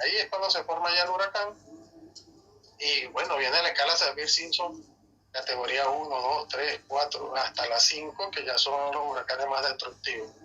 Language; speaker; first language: Spanish; native; Spanish